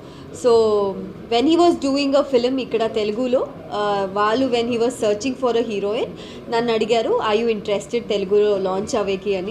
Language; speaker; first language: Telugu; non-native, local second language; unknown